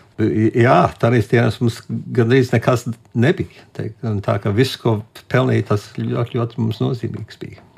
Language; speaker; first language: Latvian; early bilingual, heritage; Latvian